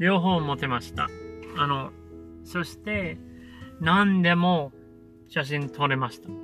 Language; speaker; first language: Japanese; non-native, learner; English